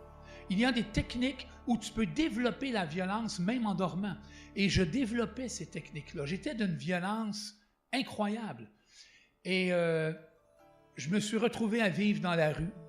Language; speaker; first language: French; native; French